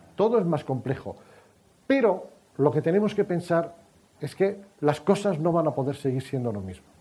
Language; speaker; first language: Spanish; native; Spanish